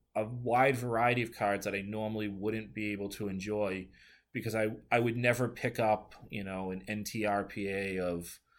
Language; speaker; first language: English; native; English